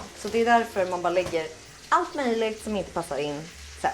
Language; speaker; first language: Swedish; native; Swedish